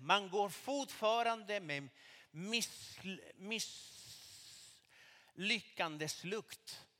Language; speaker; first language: Swedish; non-native, fluent; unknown